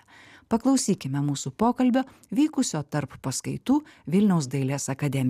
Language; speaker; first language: Lithuanian; native; Lithuanian